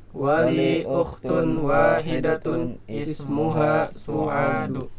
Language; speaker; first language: Arabic; non-native, learner; Indonesian